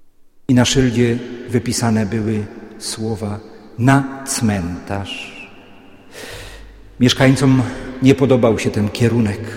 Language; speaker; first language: Polish; native; Polish